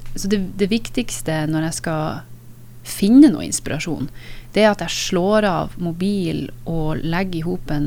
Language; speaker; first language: Norwegian; native; Norwegian